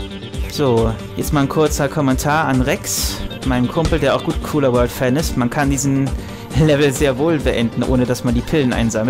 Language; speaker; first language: German; native; German